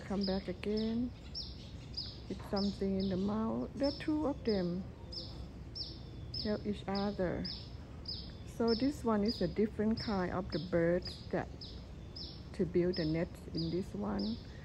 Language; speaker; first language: English; non-native, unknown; Thai